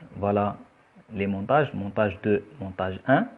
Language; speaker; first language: French; non-native, local second language; Arabic